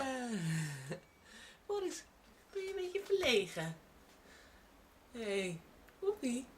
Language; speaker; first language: Dutch; native; Dutch